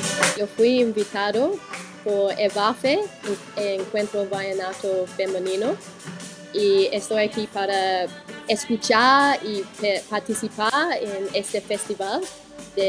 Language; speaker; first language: Spanish; non-native, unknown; English